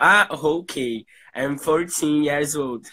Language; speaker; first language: English; non-native, learner; Portuguese